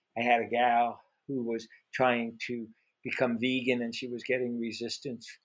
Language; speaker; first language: English; native; English